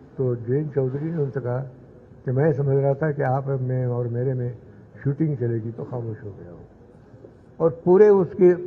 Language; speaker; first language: Urdu; native; Urdu